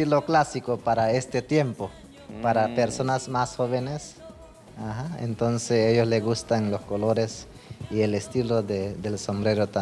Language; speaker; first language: Portuguese; non-native, learner; Spanish